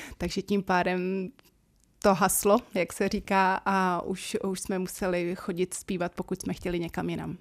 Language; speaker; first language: Czech; native; Czech